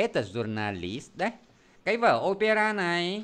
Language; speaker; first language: Vietnamese; native; Vietnamese